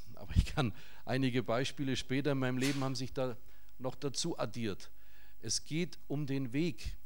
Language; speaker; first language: German; native; German